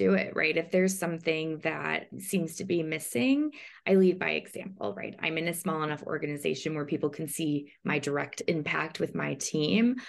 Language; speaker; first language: English; native; English